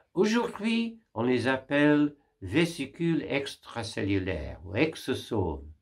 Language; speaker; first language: French; non-native, fluent; English